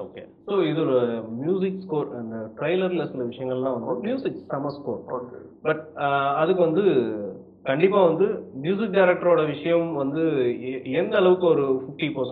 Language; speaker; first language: Tamil; native; Tamil